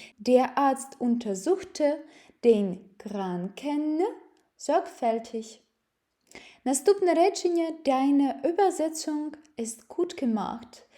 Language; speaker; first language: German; non-native, fluent; Ukrainian